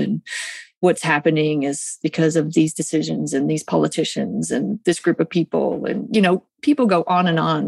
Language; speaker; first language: English; native; English